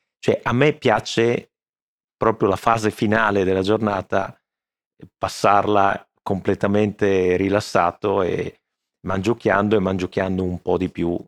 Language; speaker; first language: Italian; native; Italian